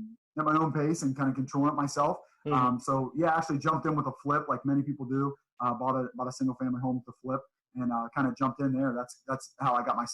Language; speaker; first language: English; native; English